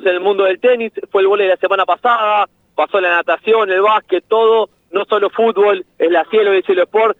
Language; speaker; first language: Spanish; native; Spanish